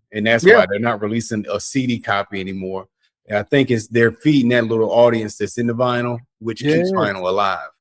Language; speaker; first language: English; native; English